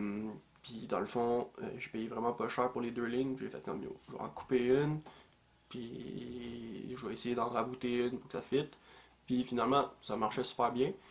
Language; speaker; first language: French; native; French